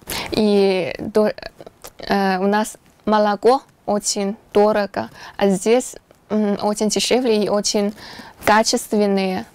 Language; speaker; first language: Russian; non-native, learner; Chinese